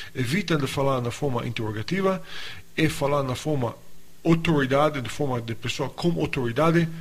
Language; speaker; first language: Portuguese; non-native, fluent; English